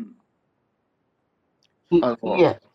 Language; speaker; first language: Japanese; non-native, fluent; Chinese